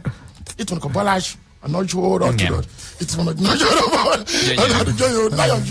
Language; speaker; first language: Hungarian; non-native, learner; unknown